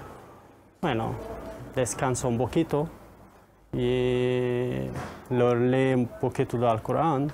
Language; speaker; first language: Spanish; non-native, learner; Arabic